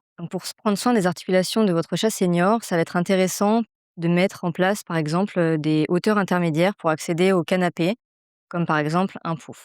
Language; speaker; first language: French; native; French